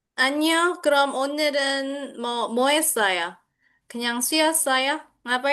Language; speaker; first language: Korean; non-native, fluent; Indonesian